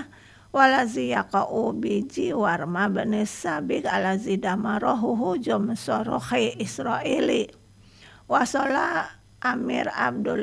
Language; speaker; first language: Arabic; non-native, fluent; Indonesian